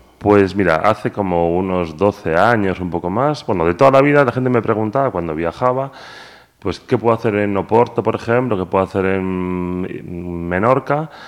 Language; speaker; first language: Spanish; native; Spanish